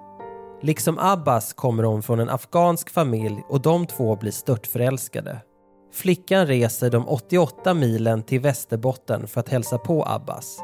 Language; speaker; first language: Swedish; native; Swedish